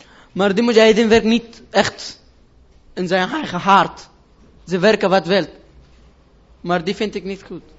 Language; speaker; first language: Dutch; non-native, learner; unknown